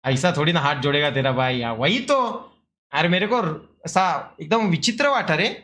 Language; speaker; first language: Hindi; non-native, local second language; Marathi